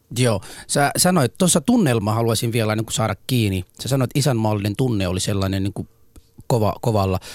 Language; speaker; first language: Finnish; non-native, fluent; Somali